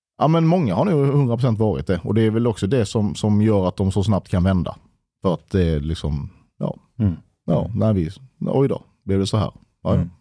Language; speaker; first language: Swedish; native; Swedish